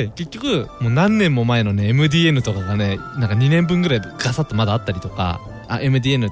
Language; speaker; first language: Japanese; native; Japanese